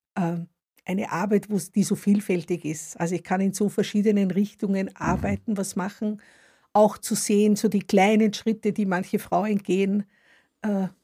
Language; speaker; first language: German; native; German